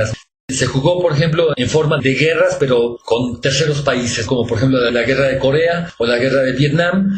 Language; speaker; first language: Spanish; native; Spanish